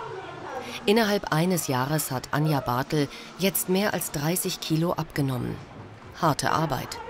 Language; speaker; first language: German; native; German